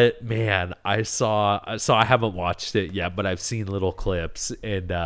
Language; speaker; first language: English; native; English